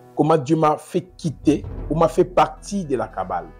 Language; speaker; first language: French; non-native, local second language; Lingala